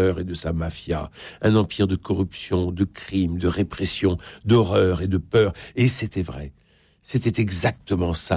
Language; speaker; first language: French; native; French